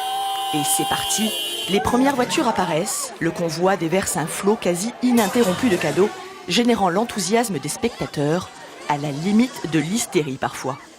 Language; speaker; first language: French; native; French